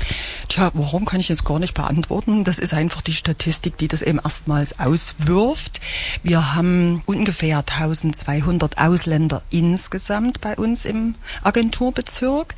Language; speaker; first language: German; native; German